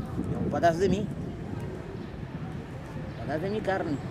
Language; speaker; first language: Spanish; non-native, fluent; Kabuverdianu